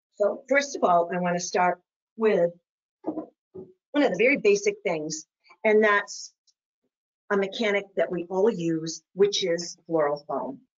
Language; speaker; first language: English; native; English